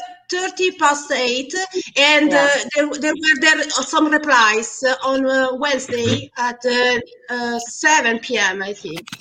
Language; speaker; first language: English; non-native, fluent; Italian